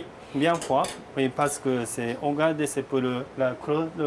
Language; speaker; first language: French; non-native, learner; Japanese